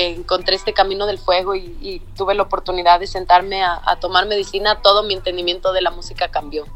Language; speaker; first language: Spanish; native; Spanish